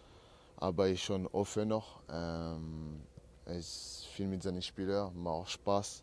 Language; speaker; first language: German; non-native, learner; French